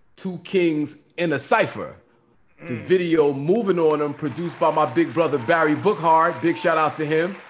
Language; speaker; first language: English; native; English